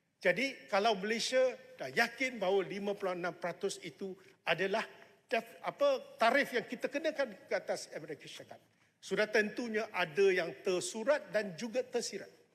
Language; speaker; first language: Malay; non-native, local second language; Chinese